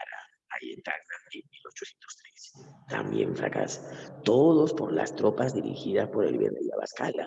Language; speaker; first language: Spanish; native; Spanish